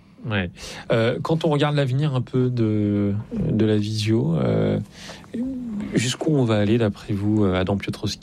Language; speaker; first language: French; native; French